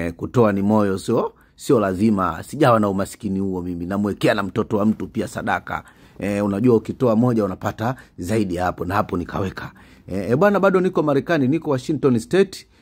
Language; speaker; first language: Swahili; native; Swahili